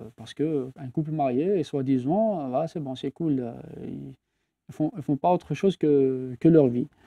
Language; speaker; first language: French; non-native, local second language; Kabyle